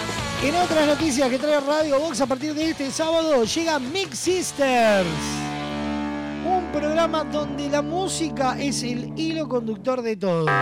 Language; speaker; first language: Spanish; native; Spanish